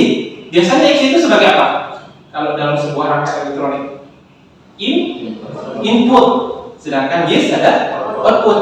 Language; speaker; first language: Indonesian; native; Indonesian